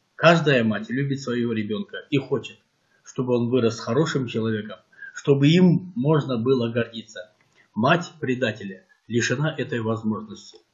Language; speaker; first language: Russian; non-native, local second language; Kyrgyz